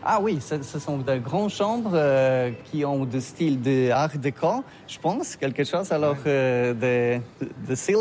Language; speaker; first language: French; non-native, learner; Polish